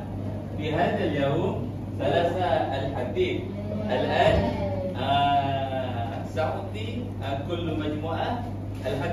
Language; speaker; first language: Arabic; non-native, learner; Malay